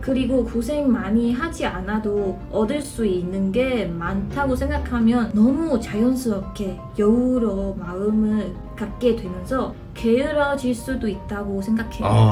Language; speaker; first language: Korean; non-native, fluent; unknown